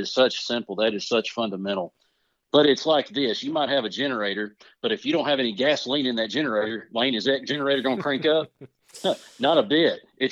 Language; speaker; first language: English; native; English